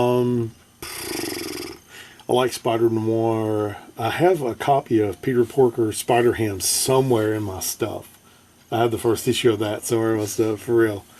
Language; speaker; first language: English; native; English